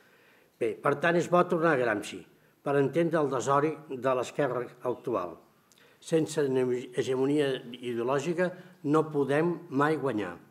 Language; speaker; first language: Catalan; native; Catalan